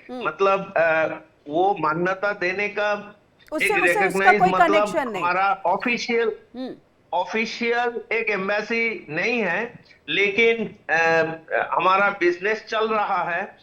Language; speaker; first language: Hindi; non-native, local second language; Bangla